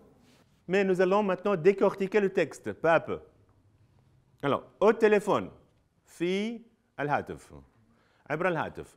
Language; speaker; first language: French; non-native, fluent; Arabic